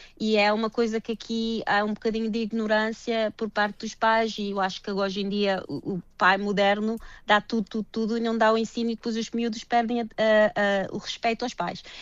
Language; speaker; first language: Portuguese; early bilingual, heritage; Portuguese